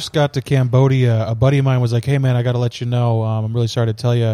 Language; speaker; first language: English; native; English